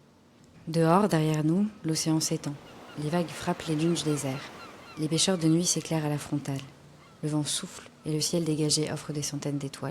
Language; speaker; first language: French; native; French